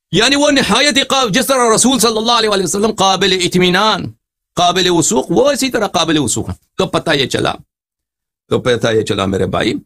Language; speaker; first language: Urdu; non-native, fluent; Persian